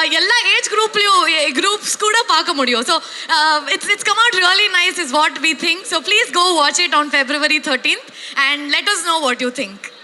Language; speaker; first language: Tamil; non-native, local second language; Kannada